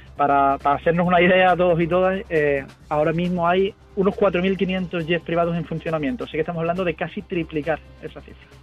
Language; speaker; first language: Spanish; native; Spanish